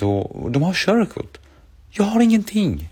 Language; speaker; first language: Swedish; early bilingual, other home language; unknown